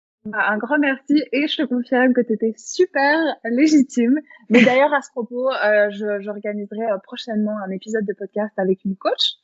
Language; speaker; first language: French; native; French